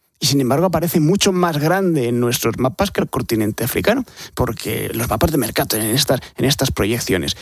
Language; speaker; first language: Spanish; native; Spanish